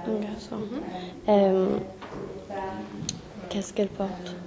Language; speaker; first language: French; non-native, learner; English